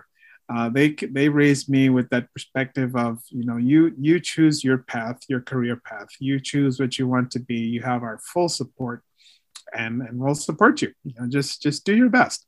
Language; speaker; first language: English; early bilingual, other home language; Spanish